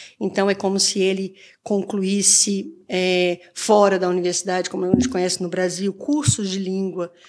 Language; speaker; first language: Portuguese; native; Portuguese